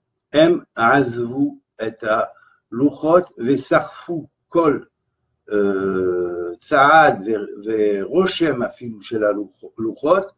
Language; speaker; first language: Hebrew; non-native, fluent; French